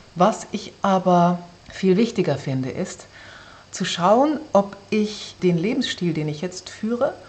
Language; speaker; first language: German; native; German